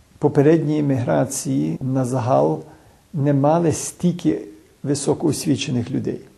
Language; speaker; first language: Ukrainian; early bilingual, heritage; Ukrainian